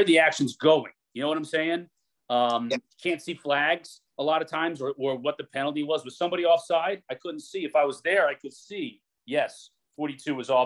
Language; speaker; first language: English; native; English